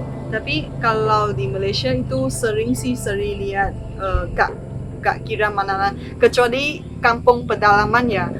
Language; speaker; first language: Indonesian; non-native, fluent; Chinese